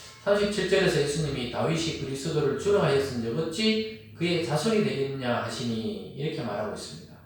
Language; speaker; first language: Korean; native; Korean